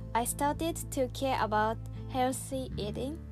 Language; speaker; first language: English; non-native, learner; Japanese